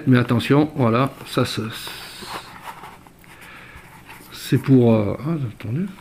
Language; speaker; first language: French; native; French